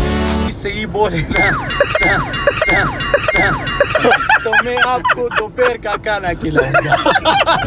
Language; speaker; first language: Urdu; non-native, local second language; Pashto